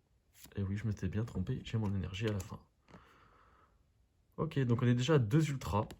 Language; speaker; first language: French; native; French